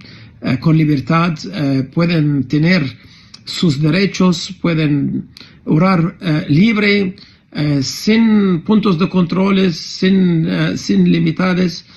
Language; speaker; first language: Spanish; non-native, fluent; Arabic